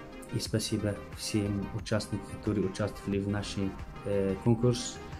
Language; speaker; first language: Russian; non-native, fluent; Arabic